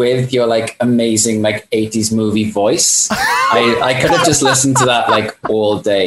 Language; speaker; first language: English; native; English